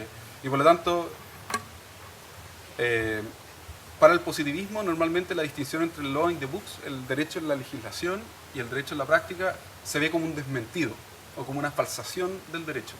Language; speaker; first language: Spanish; native; Spanish